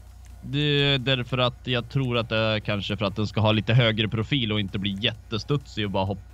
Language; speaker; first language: Swedish; native; Swedish